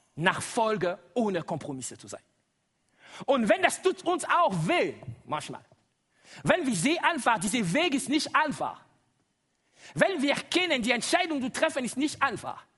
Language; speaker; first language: German; non-native, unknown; Lingala